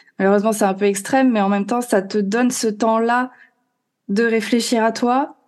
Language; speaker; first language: French; native; French